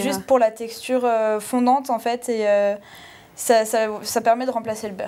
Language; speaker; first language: French; native; French